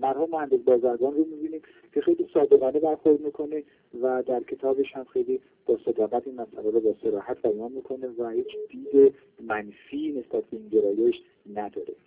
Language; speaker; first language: Persian; non-native, local second language; Kurdish